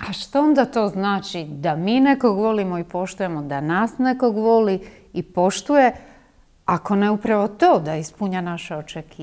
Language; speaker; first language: Croatian; native; Croatian